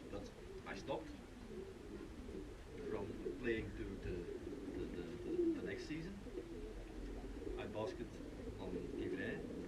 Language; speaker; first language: English; non-native, learner; Dutch